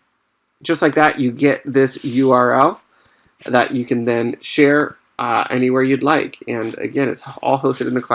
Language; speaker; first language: English; native; English